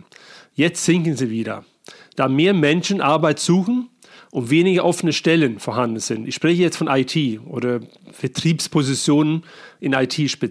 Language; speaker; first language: German; non-native, fluent; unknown